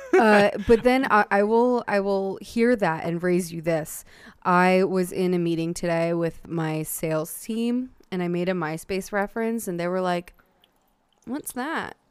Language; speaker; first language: English; native; English